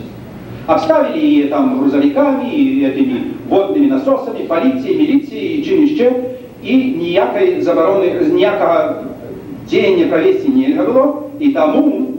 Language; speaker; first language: Belarusian; native; Belarusian